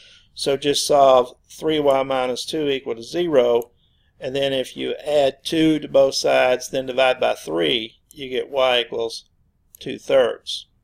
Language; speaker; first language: English; native; English